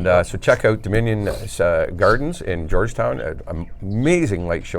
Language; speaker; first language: English; native; English